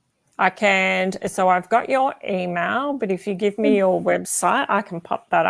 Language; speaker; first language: English; native; English